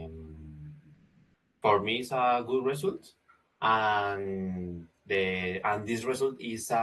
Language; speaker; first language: English; non-native, learner; Spanish